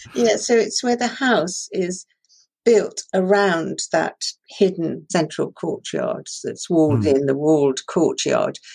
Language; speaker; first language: English; non-native, local second language; Persian